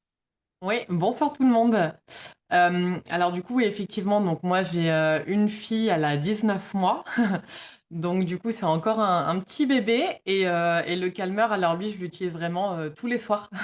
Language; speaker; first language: French; native; French